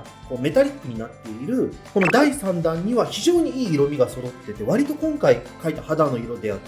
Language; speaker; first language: Japanese; native; Japanese